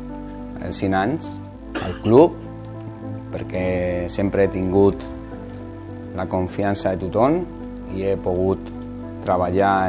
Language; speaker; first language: Catalan; non-native, fluent; Spanish